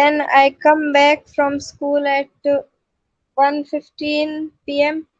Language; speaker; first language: English; non-native, learner; Hindi